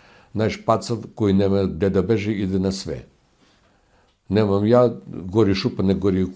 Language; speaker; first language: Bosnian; non-native, learner; Russian